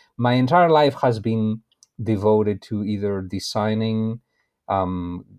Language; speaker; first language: English; non-native, fluent; Spanish